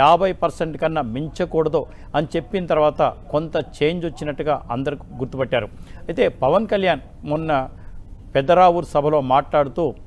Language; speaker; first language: Telugu; native; Telugu